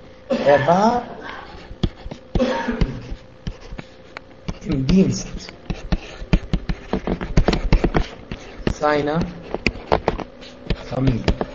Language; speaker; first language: German; non-native, fluent; Arabic